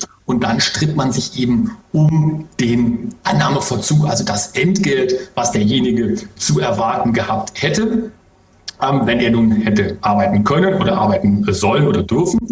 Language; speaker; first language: German; native; German